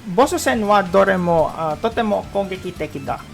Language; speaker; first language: Japanese; non-native, learner; Filipino